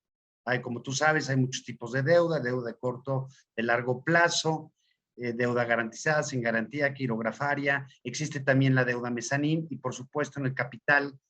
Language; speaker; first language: Spanish; native; Spanish